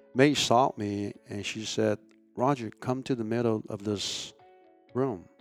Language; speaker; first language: English; early bilingual, other home language; Chinese